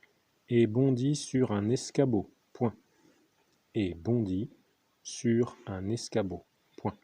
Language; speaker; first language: French; native; French